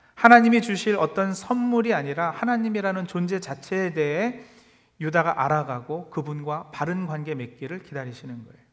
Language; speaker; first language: Korean; native; Korean